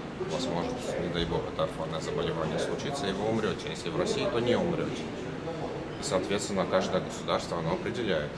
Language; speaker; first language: Russian; native; Russian